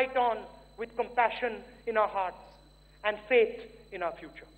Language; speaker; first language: English; non-native, local second language; Hindi